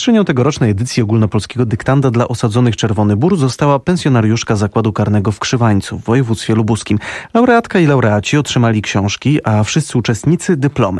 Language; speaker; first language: Polish; native; Polish